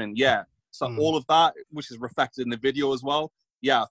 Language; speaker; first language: English; native; English